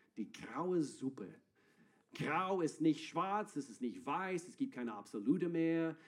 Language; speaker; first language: German; non-native, fluent; English